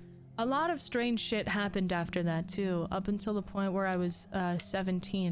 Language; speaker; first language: English; native; English